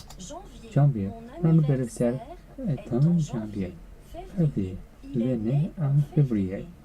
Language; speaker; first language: French; non-native, learner; Japanese